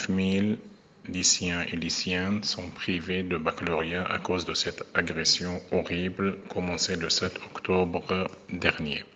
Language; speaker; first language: French; non-native, fluent; Arabic